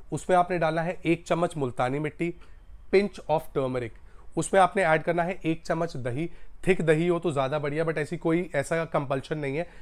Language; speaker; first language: Hindi; native; Hindi